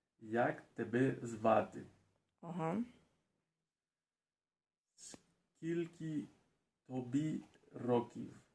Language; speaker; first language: Ukrainian; non-native, learner; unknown